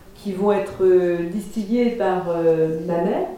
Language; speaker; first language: French; native; French